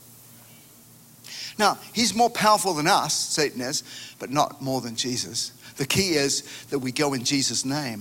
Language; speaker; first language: English; native; English